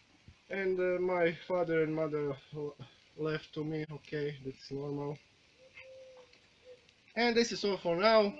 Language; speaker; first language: English; non-native, learner; Croatian